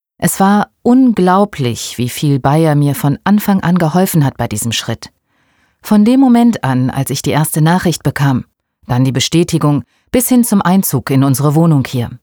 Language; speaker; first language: German; non-native, learner; Portuguese